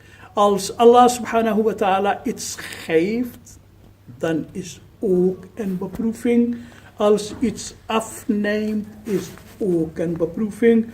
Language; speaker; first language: Dutch; non-native, fluent; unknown